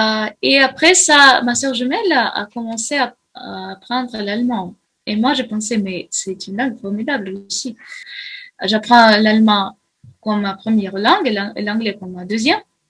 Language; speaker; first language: French; non-native, fluent; Russian